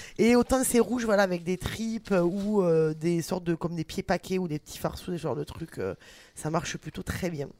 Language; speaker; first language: French; native; French